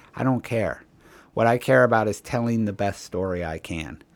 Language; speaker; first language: English; native; English